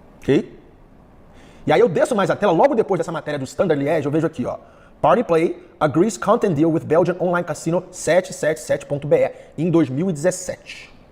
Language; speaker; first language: Portuguese; early bilingual, heritage; Portuguese